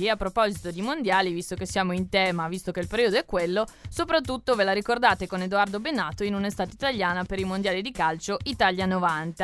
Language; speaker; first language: Italian; native; Italian